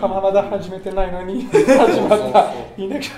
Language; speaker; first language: Japanese; non-native, learner; French